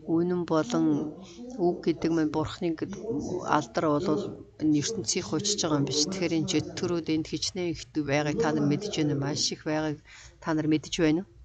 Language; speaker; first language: Mongolian; non-native, fluent; Korean